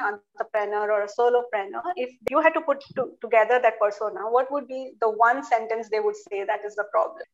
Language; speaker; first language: English; non-native, local second language; Hindi